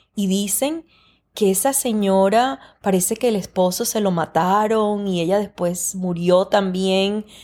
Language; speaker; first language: Spanish; early bilingual, heritage; Spanish